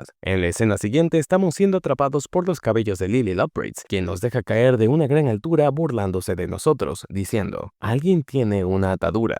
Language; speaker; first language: Spanish; native; Spanish